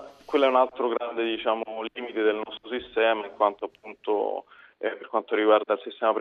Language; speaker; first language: Italian; native; Italian